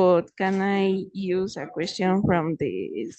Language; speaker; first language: English; non-native, fluent; Spanish